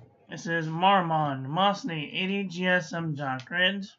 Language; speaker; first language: English; native; English